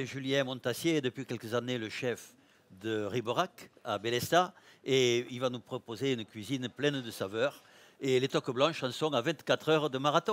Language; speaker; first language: French; native; French